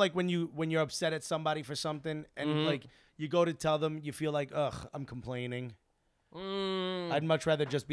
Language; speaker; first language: English; early bilingual, other home language; Spanish